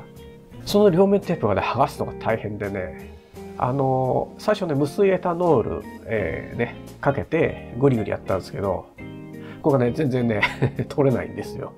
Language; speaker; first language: Japanese; native; Japanese